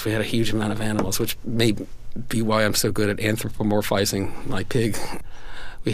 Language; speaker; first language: English; native; English